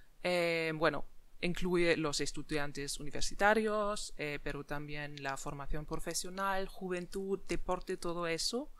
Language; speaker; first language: Spanish; non-native, fluent; German